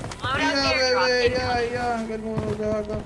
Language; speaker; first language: Spanish; native; Spanish